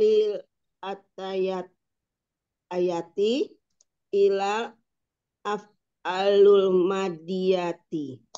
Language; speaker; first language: Arabic; non-native, learner; Indonesian